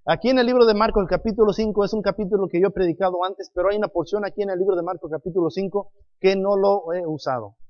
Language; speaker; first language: Spanish; non-native, fluent; English